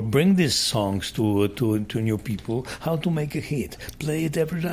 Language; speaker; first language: English; non-native, fluent; Polish